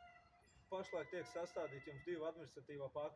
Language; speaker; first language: Latvian; native; Latvian